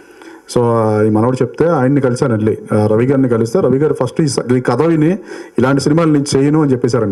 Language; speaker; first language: Telugu; native; Telugu